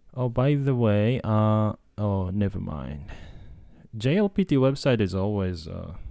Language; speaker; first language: English; non-native, fluent; Japanese